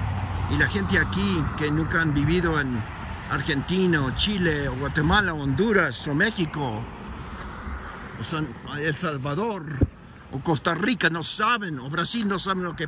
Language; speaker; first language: Spanish; non-native, fluent; English